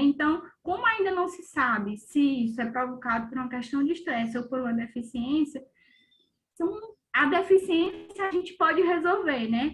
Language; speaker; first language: Portuguese; native; Portuguese